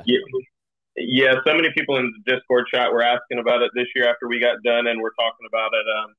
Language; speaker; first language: English; native; English